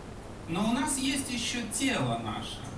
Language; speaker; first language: Polish; non-native, learner; Russian